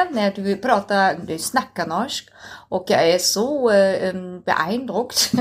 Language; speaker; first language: German; native; German